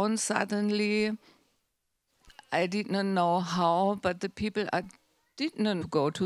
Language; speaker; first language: English; non-native, learner; German